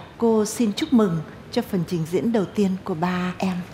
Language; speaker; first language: Vietnamese; native; Vietnamese